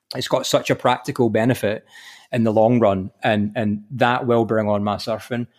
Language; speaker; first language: English; native; English